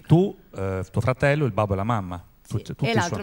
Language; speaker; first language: Italian; native; Italian